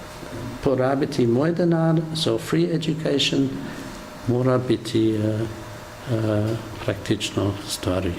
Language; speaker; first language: Slovenian; non-native, learner; English